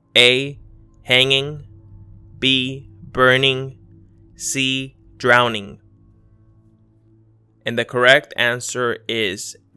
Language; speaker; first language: English; native; English